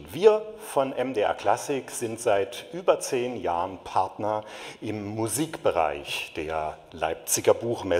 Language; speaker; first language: German; native; German